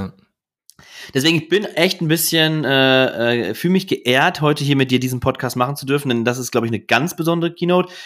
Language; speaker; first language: German; native; German